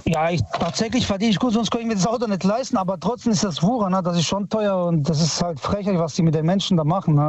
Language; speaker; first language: German; early bilingual, other home language; Italian